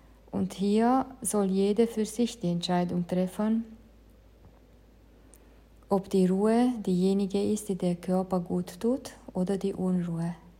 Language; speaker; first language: German; non-native, fluent; Hungarian